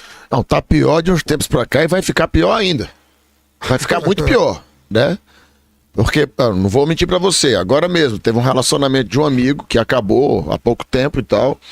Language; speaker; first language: Portuguese; native; Portuguese